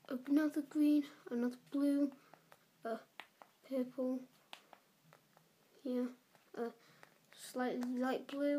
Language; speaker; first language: English; native; English